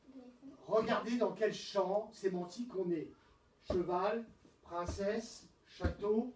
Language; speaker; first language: French; native; French